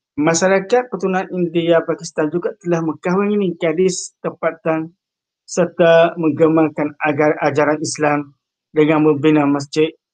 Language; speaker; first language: Malay; native; Malay